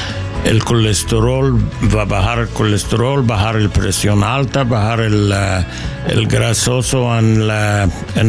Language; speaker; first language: Spanish; non-native, learner; English